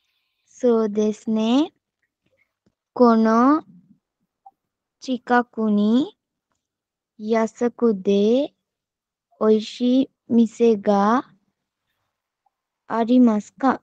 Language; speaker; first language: Japanese; non-native, learner; Sinhala